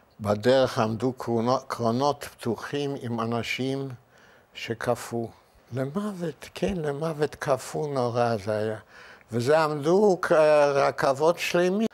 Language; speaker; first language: Hebrew; non-native, fluent; Yiddish